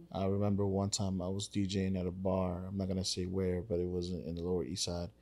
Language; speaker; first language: English; native; English